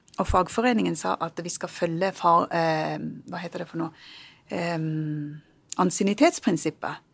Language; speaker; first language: Norwegian; early bilingual, other home language; Punjabi